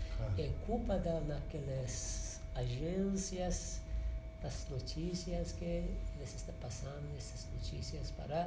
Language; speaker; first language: Portuguese; non-native, learner; Persian